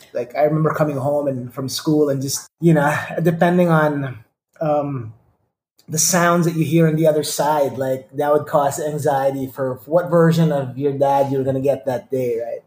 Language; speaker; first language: English; non-native, local second language; Filipino